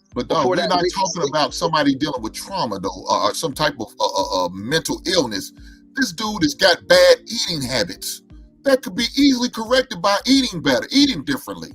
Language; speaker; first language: English; native; English